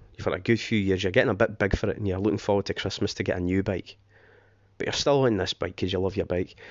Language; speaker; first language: English; native; English